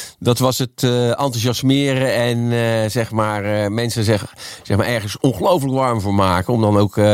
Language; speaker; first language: Dutch; native; Dutch